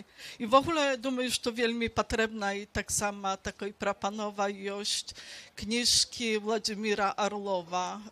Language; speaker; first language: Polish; non-native, local second language; Belarusian